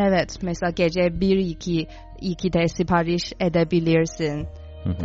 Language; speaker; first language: Turkish; non-native, fluent; Chinese